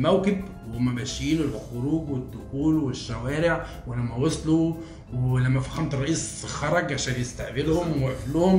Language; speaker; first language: Arabic; native; Arabic